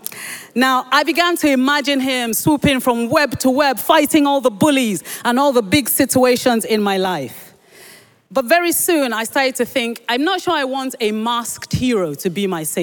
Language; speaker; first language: English; non-native, local second language; Yoruba